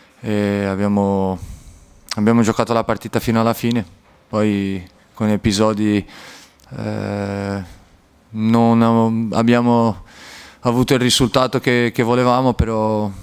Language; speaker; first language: Italian; non-native, fluent; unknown